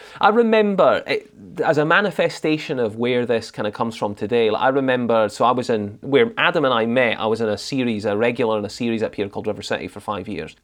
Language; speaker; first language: English; native; English